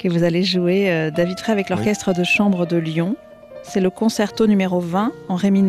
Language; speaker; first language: French; native; French